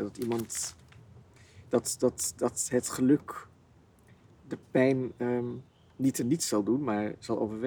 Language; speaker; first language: Dutch; native; Dutch